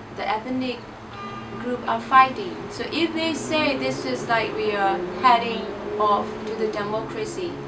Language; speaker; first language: English; non-native, learner; Burmese